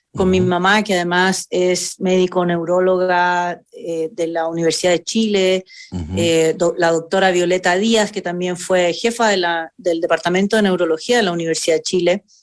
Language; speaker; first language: Spanish; native; Spanish